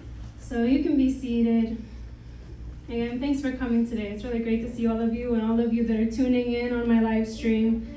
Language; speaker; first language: English; native; English